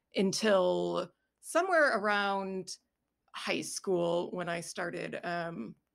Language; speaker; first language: English; native; English